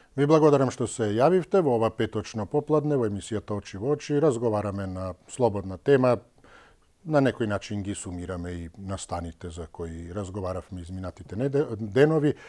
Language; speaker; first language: Macedonian; native; Macedonian